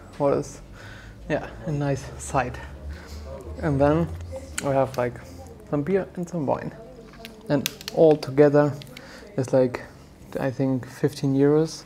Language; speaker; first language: English; non-native, fluent; German